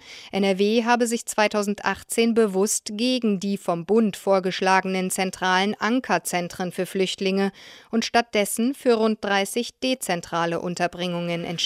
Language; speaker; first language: German; native; German